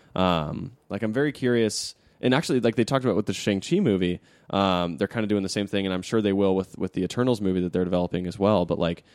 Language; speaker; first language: English; native; English